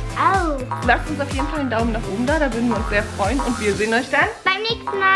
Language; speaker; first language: German; native; German